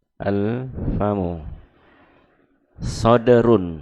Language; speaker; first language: Arabic; non-native, fluent; Indonesian